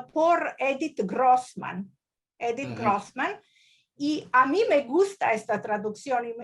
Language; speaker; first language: Spanish; non-native, learner; Croatian